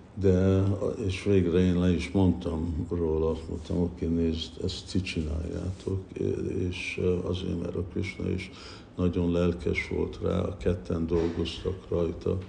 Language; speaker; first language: Hungarian; early bilingual, heritage; Hungarian